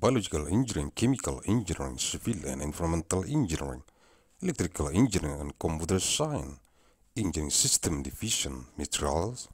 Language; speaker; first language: English; non-native, learner; Indonesian